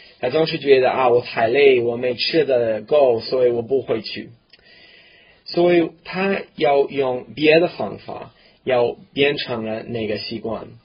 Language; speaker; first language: Chinese; non-native, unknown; English